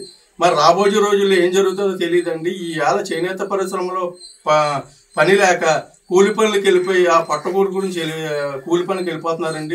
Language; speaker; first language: Telugu; native; Telugu